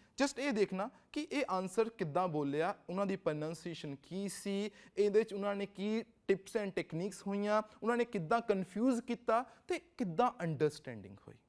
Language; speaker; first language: Punjabi; native; Punjabi